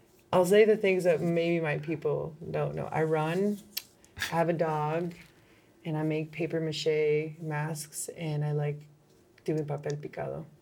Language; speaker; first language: English; early bilingual, other home language; Spanish